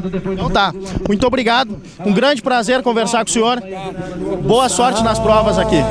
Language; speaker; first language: Portuguese; native; Portuguese